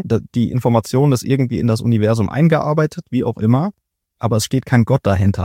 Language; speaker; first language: German; native; German